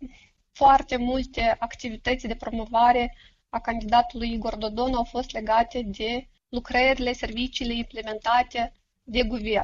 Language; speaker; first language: Romanian; native; Romanian